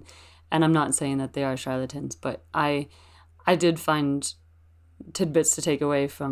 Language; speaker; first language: English; native; English